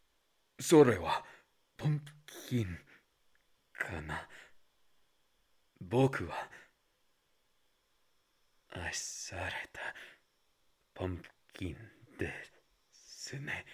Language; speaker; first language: Japanese; non-native, learner; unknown